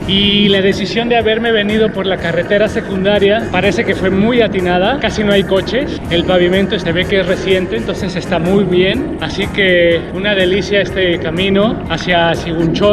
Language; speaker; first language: Spanish; native; Spanish